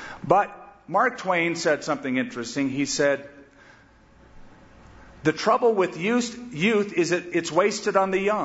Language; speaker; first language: English; native; English